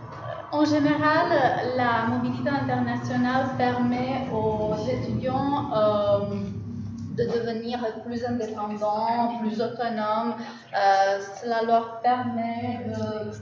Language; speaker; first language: French; non-native, fluent; Czech